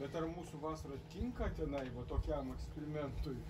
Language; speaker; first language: Lithuanian; native; Lithuanian